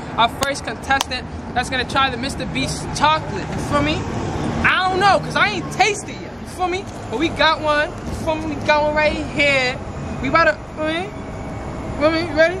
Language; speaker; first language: English; native; English